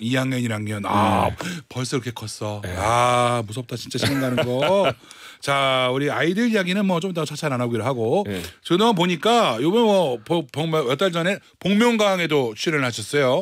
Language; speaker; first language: Korean; native; Korean